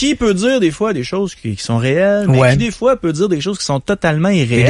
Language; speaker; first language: French; native; French